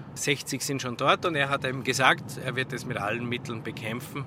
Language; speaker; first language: German; native; German